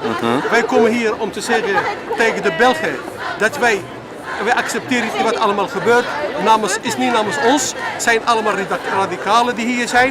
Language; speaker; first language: Dutch; non-native, learner; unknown